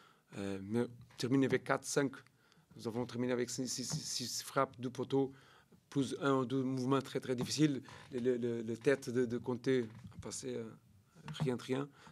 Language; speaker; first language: French; non-native, learner; Portuguese